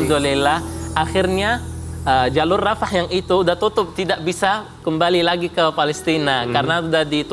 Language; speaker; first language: Indonesian; non-native, fluent; Arabic